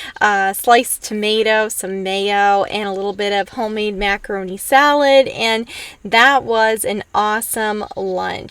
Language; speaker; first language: English; native; English